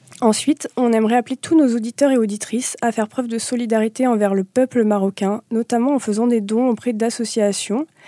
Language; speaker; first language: French; native; French